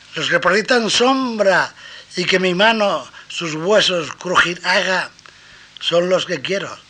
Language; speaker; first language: Spanish; native; Spanish